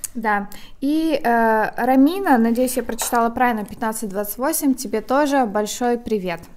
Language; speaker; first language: Russian; native; Russian